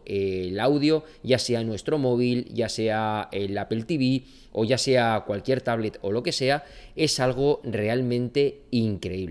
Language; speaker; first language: Spanish; native; Spanish